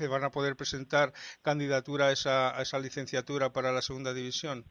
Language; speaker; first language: Spanish; native; Spanish